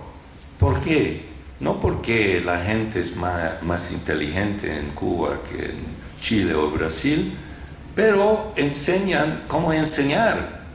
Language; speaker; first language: Spanish; non-native, fluent; English